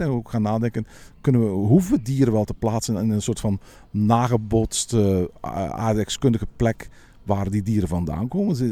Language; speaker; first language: Dutch; native; Dutch